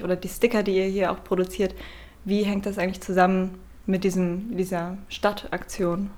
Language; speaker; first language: German; native; German